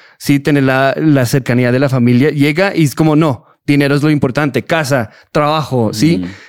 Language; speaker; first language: Spanish; early bilingual, heritage; Spanish